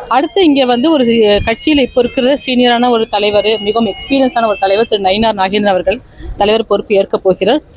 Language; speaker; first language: Tamil; native; Tamil